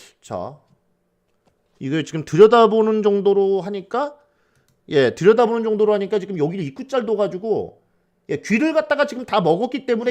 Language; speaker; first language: Korean; native; Korean